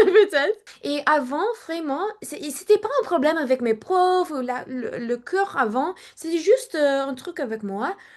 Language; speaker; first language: French; non-native, learner; English